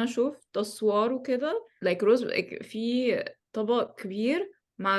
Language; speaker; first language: Egyptian Arabic; non-native, learner; English